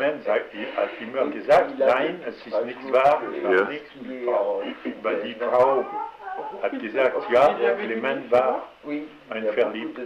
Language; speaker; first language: German; non-native, learner; French